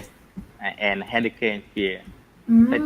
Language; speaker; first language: English; non-native, learner; Vietnamese